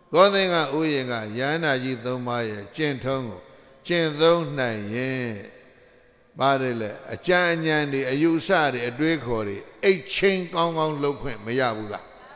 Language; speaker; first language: Burmese; native; Burmese